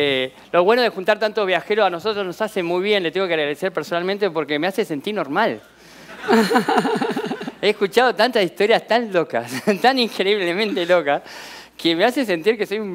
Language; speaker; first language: Spanish; native; Spanish